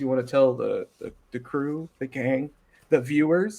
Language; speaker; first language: English; native; English